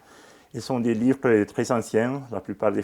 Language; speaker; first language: French; non-native, local second language; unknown